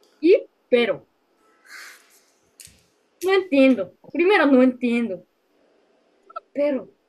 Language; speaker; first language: Spanish; non-native, learner; Japanese